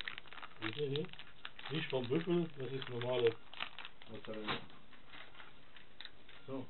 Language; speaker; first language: German; non-native, fluent; Italian